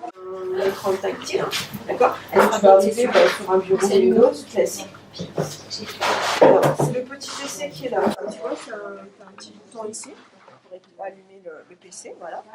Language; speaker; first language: French; native; French